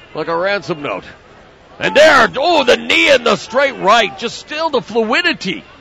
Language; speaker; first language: English; native; English